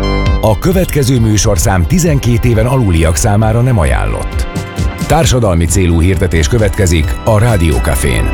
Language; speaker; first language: Hungarian; native; Hungarian